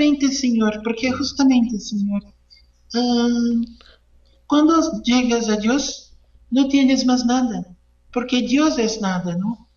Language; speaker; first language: Spanish; non-native, fluent; Portuguese